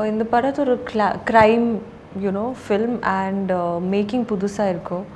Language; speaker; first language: Tamil; non-native, learner; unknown